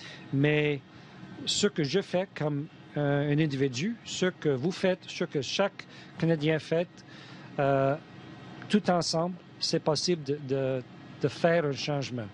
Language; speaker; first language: French; non-native, fluent; English